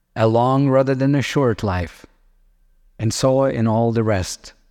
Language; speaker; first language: English; non-native, fluent; Lithuanian